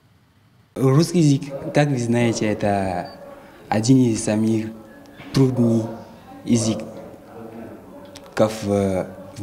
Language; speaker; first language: Russian; non-native, learner; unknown